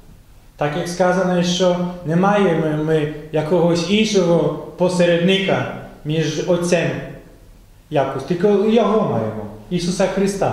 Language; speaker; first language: Ukrainian; non-native, fluent; Polish